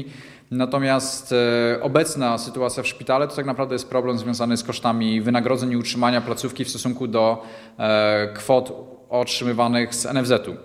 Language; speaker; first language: Polish; native; Polish